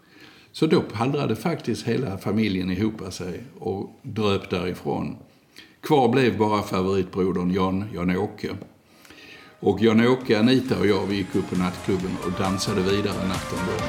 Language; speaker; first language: Swedish; native; Swedish